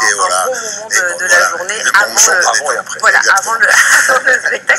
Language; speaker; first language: French; native; French